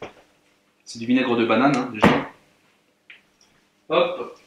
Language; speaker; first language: French; native; French